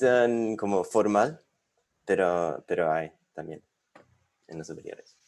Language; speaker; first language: Spanish; non-native, fluent; English